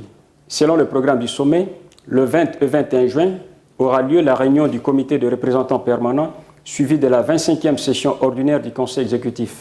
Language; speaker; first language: French; non-native, fluent; Portuguese